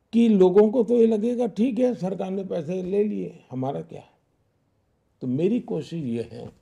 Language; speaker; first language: Hindi; non-native, local second language; Gujarati